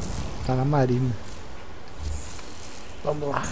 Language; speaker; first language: Portuguese; native; Portuguese